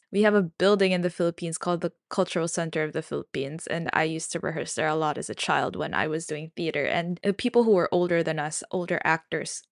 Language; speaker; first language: English; non-native, local second language; Filipino